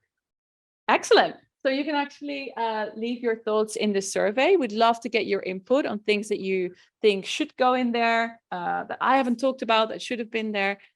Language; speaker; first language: English; non-native, fluent; Dutch